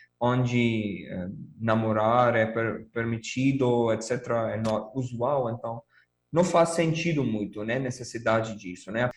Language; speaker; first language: Portuguese; non-native, fluent; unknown